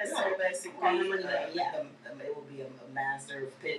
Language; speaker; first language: English; native; English